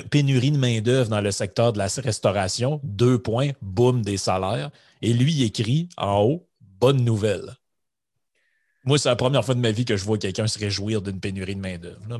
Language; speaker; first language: French; native; French